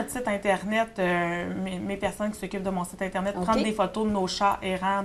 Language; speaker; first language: French; native; French